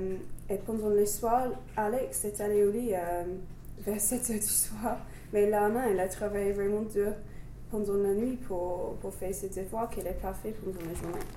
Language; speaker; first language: French; non-native, learner; English